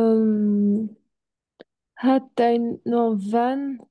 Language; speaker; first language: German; non-native, learner; French